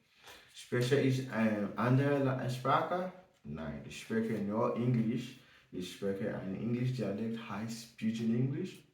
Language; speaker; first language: German; non-native, learner; English